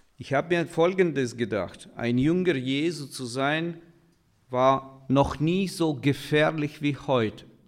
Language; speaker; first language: German; non-native, fluent; Russian